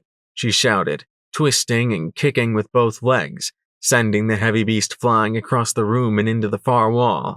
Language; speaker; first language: English; native; English